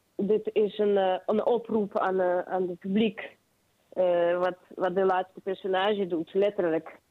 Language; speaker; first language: Dutch; non-native, fluent; Ukrainian